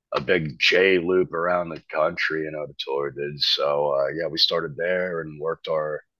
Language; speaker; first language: English; native; English